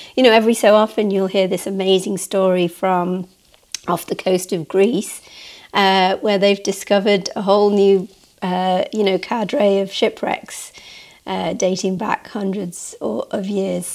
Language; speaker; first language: English; native; English